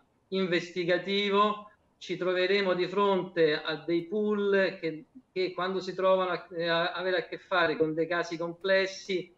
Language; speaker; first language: Italian; native; Italian